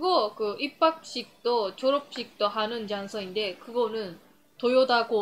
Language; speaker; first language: Korean; non-native, fluent; Japanese